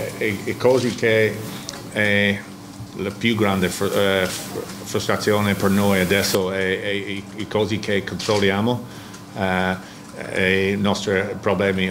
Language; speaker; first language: Italian; non-native, learner; English